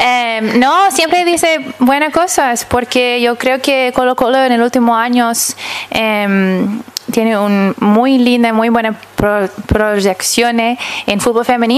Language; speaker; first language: Spanish; early bilingual, heritage; English